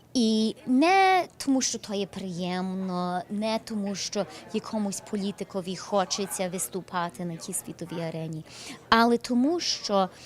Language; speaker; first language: Ukrainian; early bilingual, heritage; English